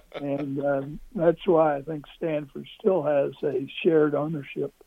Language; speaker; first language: English; native; English